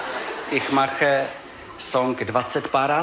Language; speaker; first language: German; non-native, learner; Czech